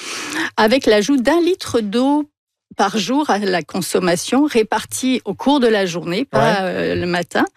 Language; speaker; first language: French; native; French